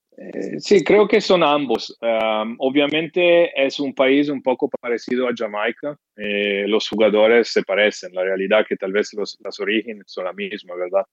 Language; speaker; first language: Spanish; non-native, fluent; English